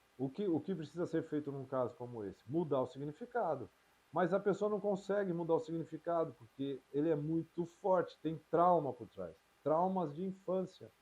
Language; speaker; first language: Portuguese; native; Portuguese